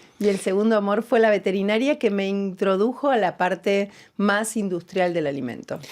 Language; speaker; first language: Spanish; native; Spanish